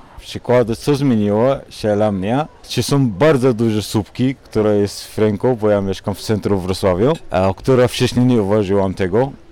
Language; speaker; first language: Polish; non-native, learner; Arabic